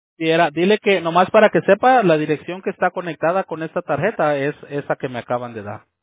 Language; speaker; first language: Spanish; early bilingual, heritage; Spanish